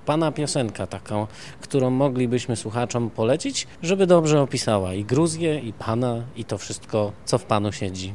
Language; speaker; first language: Polish; native; Polish